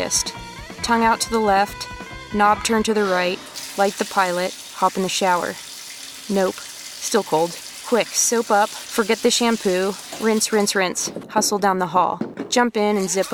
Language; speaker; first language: English; native; English